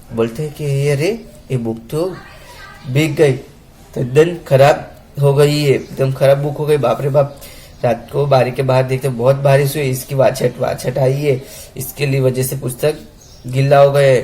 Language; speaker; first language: Hindi; non-native, local second language; Gujarati